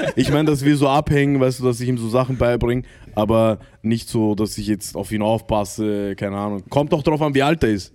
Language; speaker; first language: German; early bilingual, other home language; Arabic